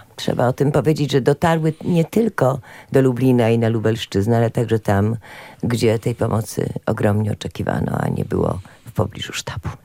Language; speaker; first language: Polish; native; Polish